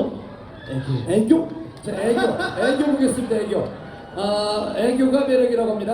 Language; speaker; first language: Korean; native; Korean